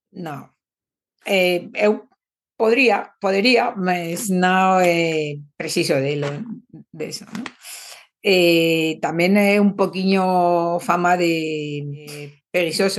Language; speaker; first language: Portuguese; non-native, fluent; Spanish